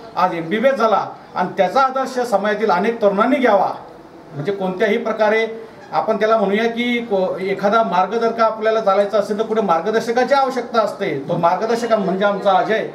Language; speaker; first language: Marathi; non-native, local second language; Lambadi